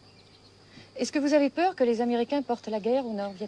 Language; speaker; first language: French; native; French